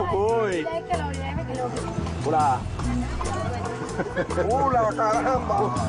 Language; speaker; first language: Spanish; non-native, learner; French